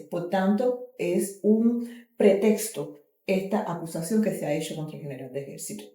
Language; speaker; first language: Spanish; native; Spanish